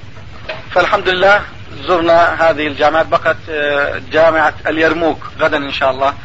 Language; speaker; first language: Arabic; non-native, fluent; Turkish